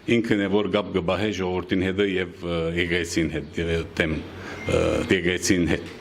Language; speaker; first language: Armenian; native; Armenian